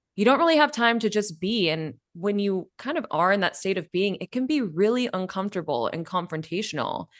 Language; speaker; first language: English; native; English